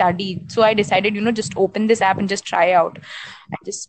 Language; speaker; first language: English; non-native, local second language; Hindi